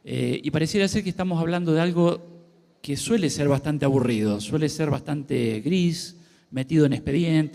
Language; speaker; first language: Spanish; native; Spanish